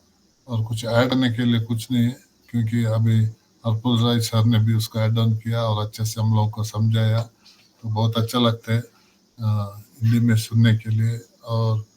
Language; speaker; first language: Hindi; non-native, local second language; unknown